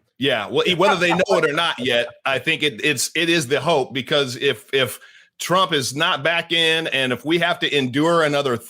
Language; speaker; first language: English; native; English